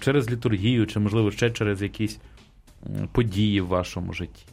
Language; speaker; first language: Ukrainian; native; Ukrainian